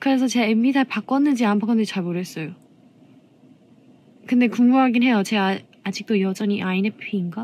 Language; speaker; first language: Korean; non-native, fluent; Vietnamese